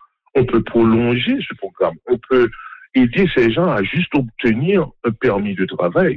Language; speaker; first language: French; non-native, local second language; Haitian Creole